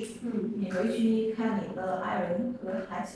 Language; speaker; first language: Chinese; non-native, learner; Vietnamese